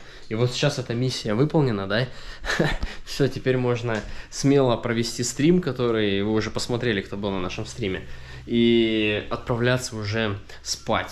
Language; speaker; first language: Russian; native; Russian